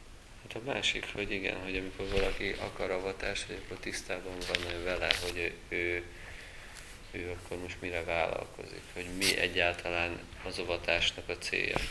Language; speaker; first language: Hungarian; native; Hungarian